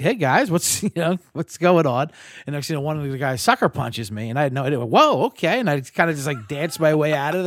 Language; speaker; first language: English; native; English